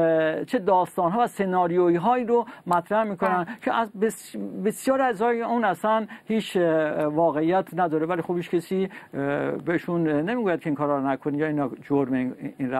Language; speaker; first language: Persian; native; Persian